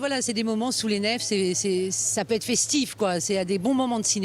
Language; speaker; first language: French; native; French